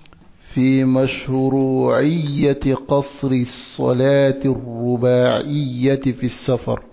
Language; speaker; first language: Arabic; non-native, fluent; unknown